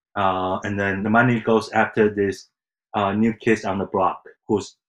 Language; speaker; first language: English; non-native, fluent; Chinese